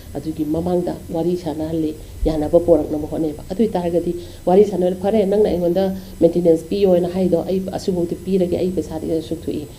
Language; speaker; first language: Manipuri; native; Manipuri